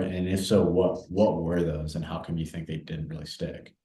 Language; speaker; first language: English; native; English